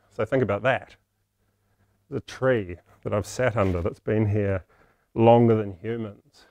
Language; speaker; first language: English; native; English